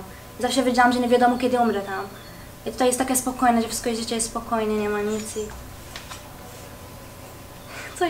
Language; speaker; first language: Polish; early bilingual, heritage; Arabic